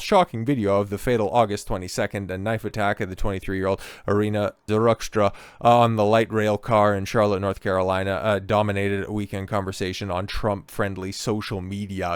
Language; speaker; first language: English; native; English